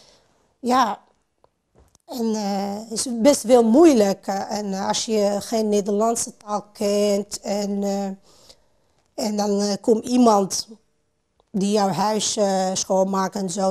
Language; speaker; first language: Dutch; non-native, fluent; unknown